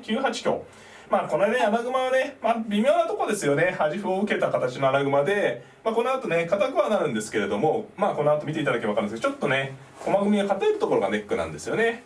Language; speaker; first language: Japanese; native; Japanese